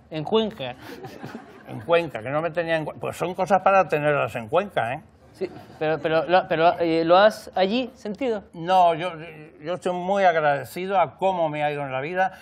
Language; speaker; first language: Spanish; native; Spanish